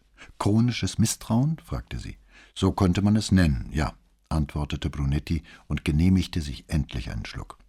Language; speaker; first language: German; native; German